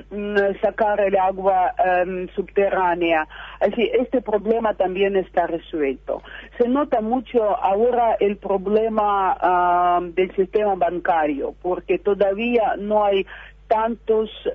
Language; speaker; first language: Spanish; non-native, fluent; Russian